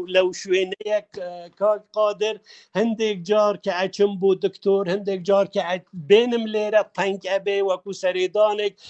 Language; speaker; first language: Central Kurdish; non-native, local second language; Kurdish